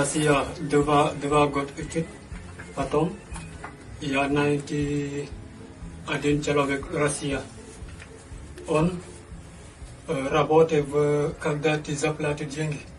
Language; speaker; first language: Russian; non-native, learner; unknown